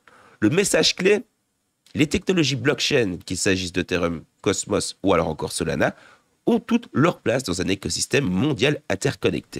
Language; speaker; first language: French; native; French